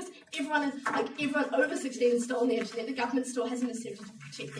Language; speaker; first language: English; native; English